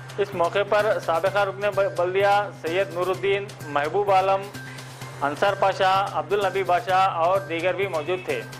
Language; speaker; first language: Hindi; non-native, local second language; Urdu